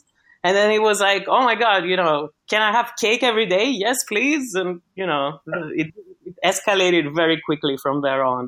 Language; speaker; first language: English; non-native, fluent; Greek